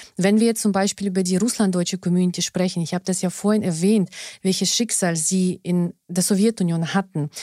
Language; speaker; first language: German; non-native, fluent; Russian